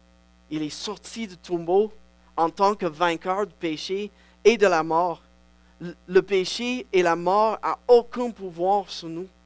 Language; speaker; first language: French; non-native, local second language; English